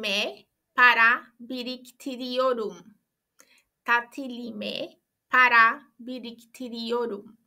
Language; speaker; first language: Turkish; non-native, fluent; Portuguese